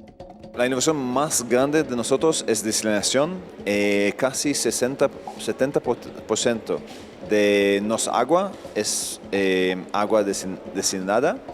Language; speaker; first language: Spanish; non-native, fluent; Hebrew